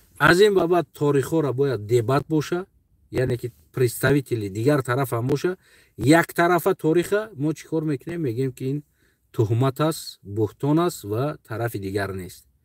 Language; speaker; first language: Tajik; non-native, local second language; Uzbek